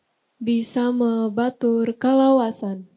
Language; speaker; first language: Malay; non-native, local second language; Balinese